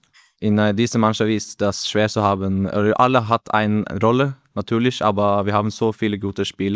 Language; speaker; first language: German; non-native, learner; Norwegian